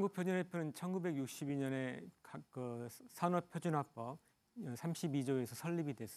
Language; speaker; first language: Korean; native; Korean